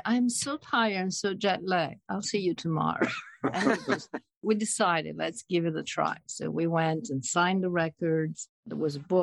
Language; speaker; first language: English; non-native, fluent; Italian